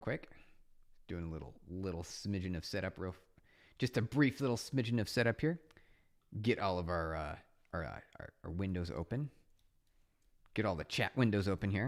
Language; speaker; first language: English; native; English